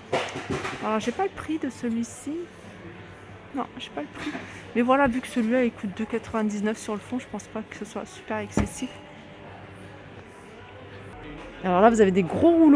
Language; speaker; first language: French; native; French